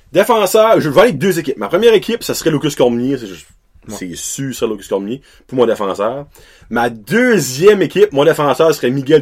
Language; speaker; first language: French; native; French